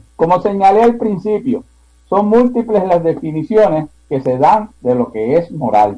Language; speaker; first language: Spanish; native; Spanish